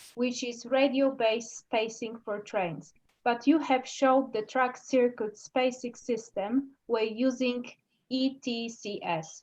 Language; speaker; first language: English; non-native, fluent; Polish